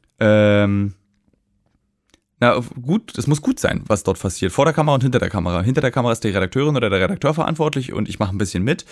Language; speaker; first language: German; native; German